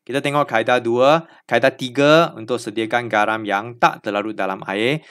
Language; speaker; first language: Malay; non-native, local second language; Chinese